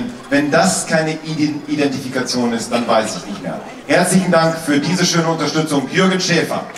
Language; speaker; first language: German; native; German